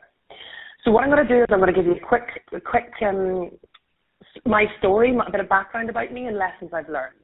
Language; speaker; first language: English; native; English